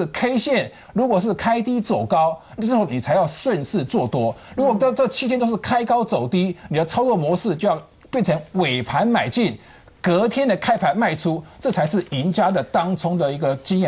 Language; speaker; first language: Chinese; native; Chinese